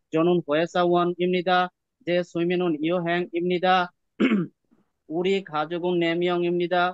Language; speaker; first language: Korean; non-native, learner; Bangla